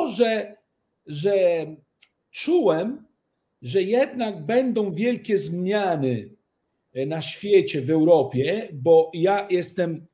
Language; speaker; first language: Polish; early bilingual, heritage; Italian